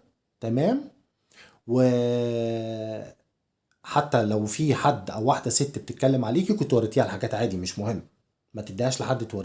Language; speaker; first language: Arabic; native; Arabic